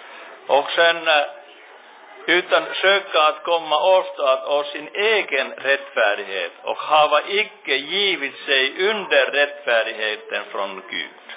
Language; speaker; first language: Swedish; non-native, local second language; Finnish